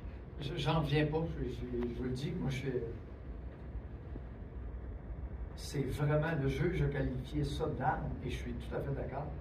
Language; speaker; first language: French; native; French